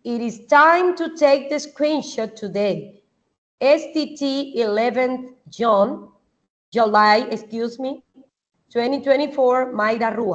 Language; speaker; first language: English; non-native, fluent; Spanish